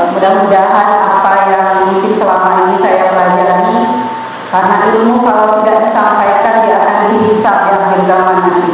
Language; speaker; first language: Indonesian; native; Indonesian